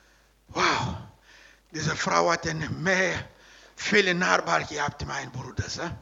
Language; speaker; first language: German; non-native, learner; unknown